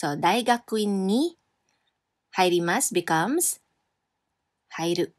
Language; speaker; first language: Japanese; non-native, fluent; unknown